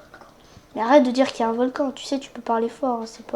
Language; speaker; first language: French; native; French